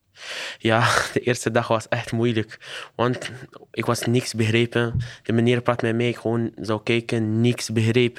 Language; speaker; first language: Dutch; non-native, learner; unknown